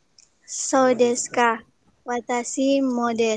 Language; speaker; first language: Japanese; non-native, learner; Indonesian